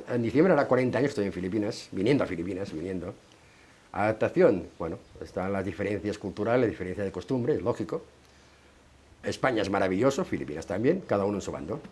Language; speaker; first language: Spanish; native; Spanish